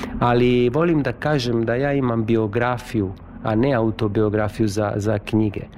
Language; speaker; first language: Serbian; non-native, fluent; Italian